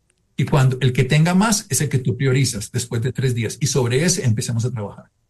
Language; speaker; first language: Spanish; native; Spanish